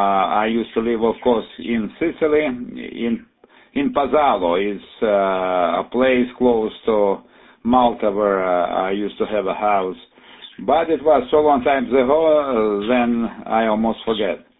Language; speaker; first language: English; non-native, fluent; Russian